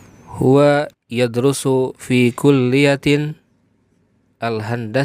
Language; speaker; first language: Arabic; non-native, learner; Indonesian